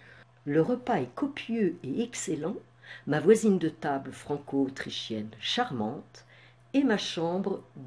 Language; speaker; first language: French; native; French